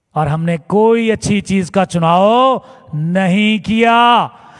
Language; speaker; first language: Urdu; non-native, local second language; Punjabi